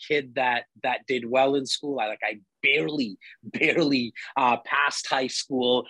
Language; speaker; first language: English; native; English